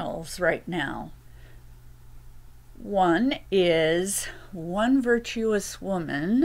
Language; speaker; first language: English; native; English